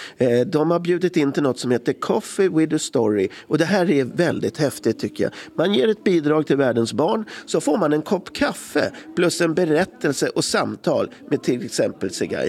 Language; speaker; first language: Swedish; native; Swedish